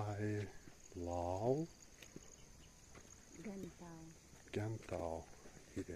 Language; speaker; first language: English; non-native, learner; Turkish